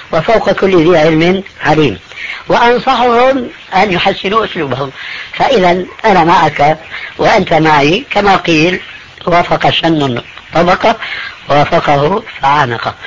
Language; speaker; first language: Arabic; early bilingual, other home language; Albanian